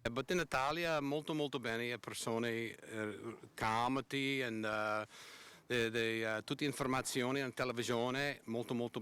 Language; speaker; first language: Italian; non-native, learner; English